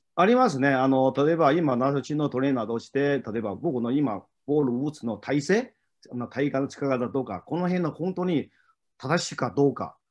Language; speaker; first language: Japanese; non-native, fluent; Chinese